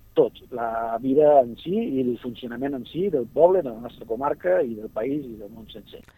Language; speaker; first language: Catalan; native; Catalan